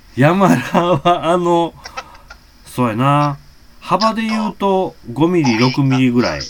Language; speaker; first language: Japanese; native; Japanese